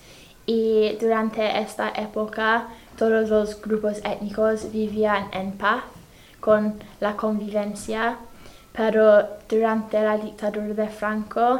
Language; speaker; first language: Spanish; non-native, fluent; English